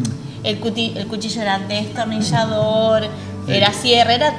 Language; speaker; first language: Spanish; native; Spanish